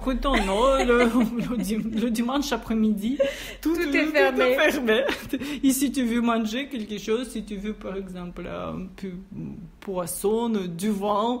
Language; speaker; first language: French; non-native, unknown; Russian